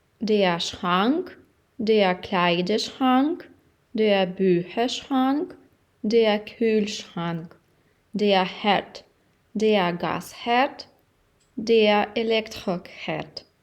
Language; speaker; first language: German; non-native, fluent; Ukrainian